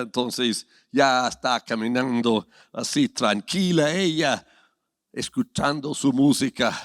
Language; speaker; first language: Spanish; non-native, fluent; English